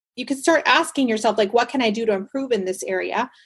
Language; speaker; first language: English; early bilingual, other home language; Spanish